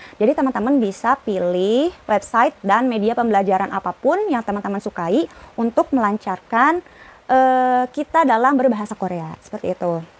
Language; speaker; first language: Indonesian; native; Indonesian